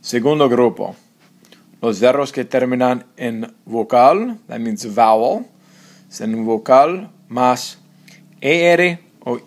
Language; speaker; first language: Spanish; non-native, fluent; English